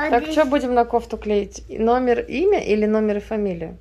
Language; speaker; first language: Russian; native; Russian